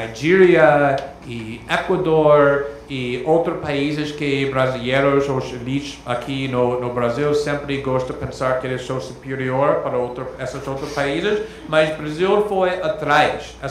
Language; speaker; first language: Portuguese; non-native, fluent; English